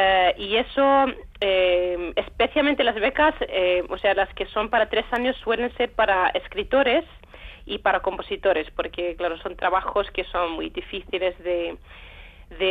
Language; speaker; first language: Spanish; non-native, fluent; Icelandic